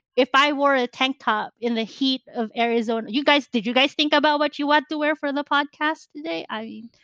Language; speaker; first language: English; non-native, local second language; Filipino